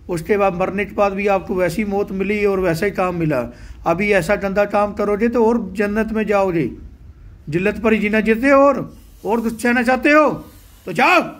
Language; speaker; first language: Hindi; non-native, local second language; Punjabi